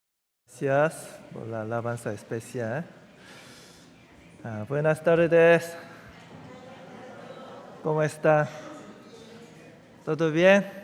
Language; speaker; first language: Spanish; non-native, fluent; Korean